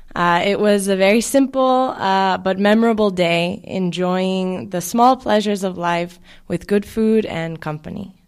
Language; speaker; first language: English; native; English